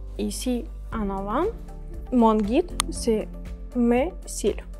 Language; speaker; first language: French; non-native, learner; Ukrainian